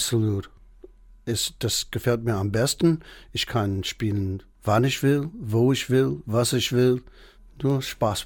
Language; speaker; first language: German; non-native, fluent; English